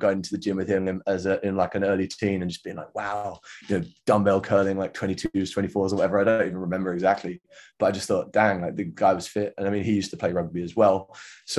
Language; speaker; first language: English; native; English